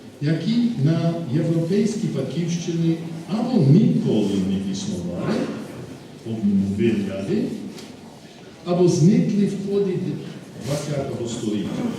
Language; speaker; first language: Ukrainian; non-native, fluent; English